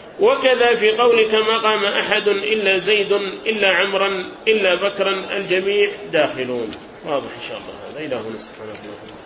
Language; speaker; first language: Arabic; native; Arabic